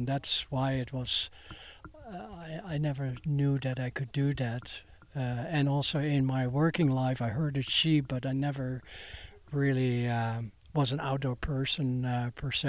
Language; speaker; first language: English; non-native, fluent; Dutch